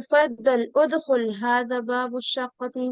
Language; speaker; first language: Arabic; non-native, learner; Urdu